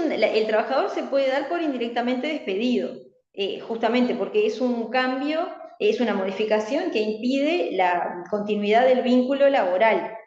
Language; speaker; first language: Spanish; native; Spanish